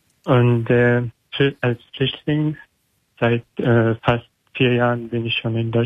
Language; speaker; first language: German; non-native, learner; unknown